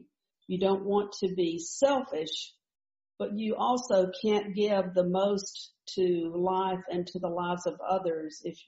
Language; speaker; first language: English; native; English